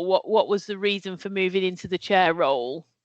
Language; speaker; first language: English; native; English